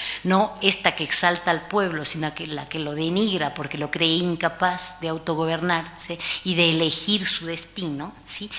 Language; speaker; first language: Spanish; native; Spanish